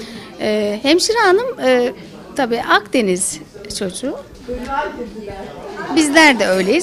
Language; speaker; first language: Turkish; native; Turkish